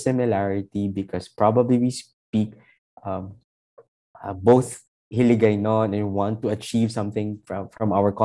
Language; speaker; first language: English; non-native, local second language; Filipino